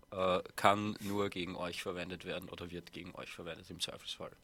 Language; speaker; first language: German; native; German